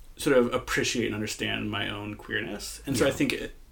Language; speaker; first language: English; native; English